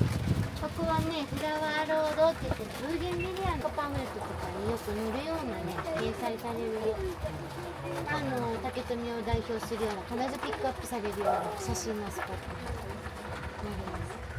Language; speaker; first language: Japanese; native; Japanese